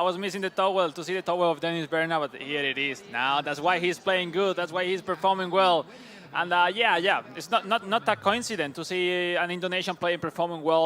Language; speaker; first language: English; non-native, fluent; Spanish